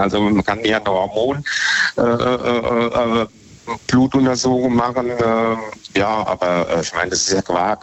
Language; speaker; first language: German; native; German